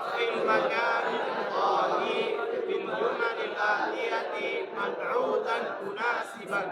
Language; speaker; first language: Arabic; non-native, learner; Indonesian